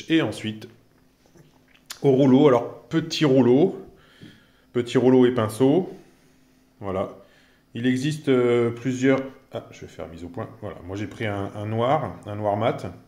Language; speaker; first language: French; native; French